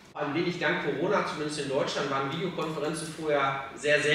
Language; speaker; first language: German; native; German